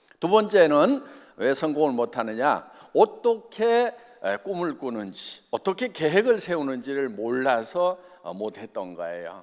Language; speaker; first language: Korean; native; Korean